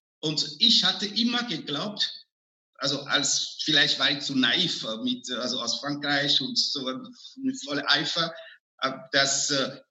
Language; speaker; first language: German; non-native, fluent; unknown